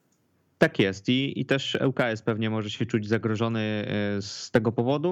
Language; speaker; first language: Polish; native; Polish